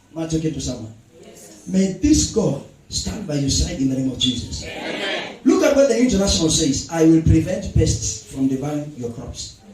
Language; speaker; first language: English; non-native, local second language; Swahili